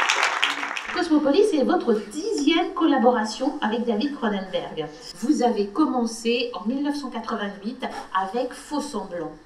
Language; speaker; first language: French; native; French